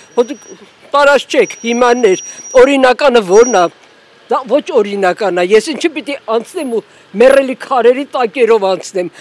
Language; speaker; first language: Armenian; native; Armenian